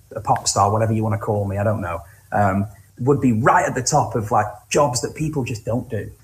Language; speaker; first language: English; native; English